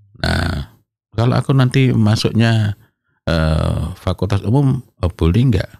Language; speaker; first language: Indonesian; native; Indonesian